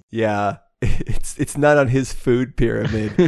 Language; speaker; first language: English; native; English